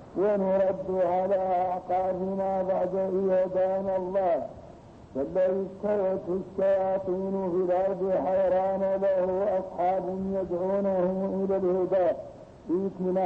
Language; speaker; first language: Arabic; native; Arabic